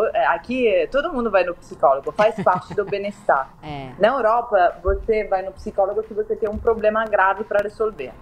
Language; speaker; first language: Portuguese; non-native, fluent; Italian